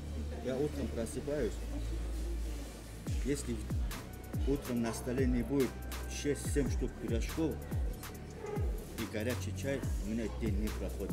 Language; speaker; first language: Russian; non-native, local second language; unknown